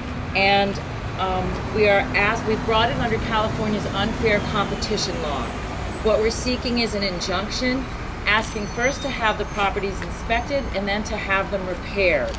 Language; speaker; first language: English; native; English